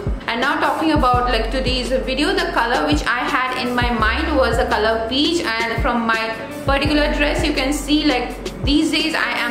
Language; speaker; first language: English; non-native, local second language; Bangla